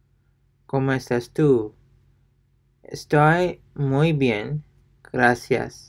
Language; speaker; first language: Spanish; non-native, fluent; English